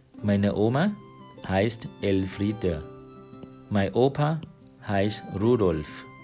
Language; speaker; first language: German; non-native, fluent; Thai